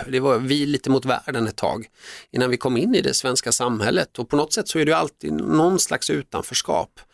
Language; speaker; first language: Swedish; early bilingual, other home language; Finnish